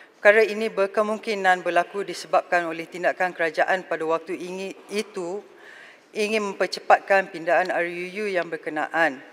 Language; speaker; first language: Malay; native; Malay